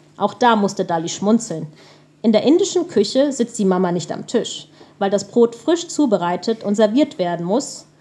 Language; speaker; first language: German; early bilingual, other home language; Punjabi